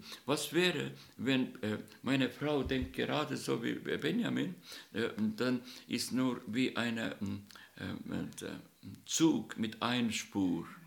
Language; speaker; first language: German; non-native, learner; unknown